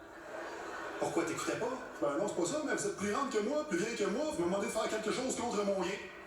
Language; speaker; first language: French; native; French